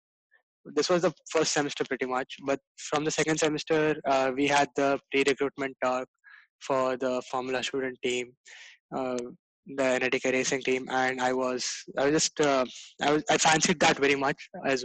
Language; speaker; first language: English; non-native, local second language; Gujarati